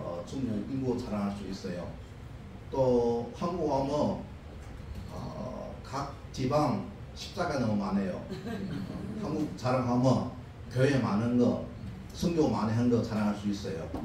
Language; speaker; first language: Korean; non-native, learner; Chinese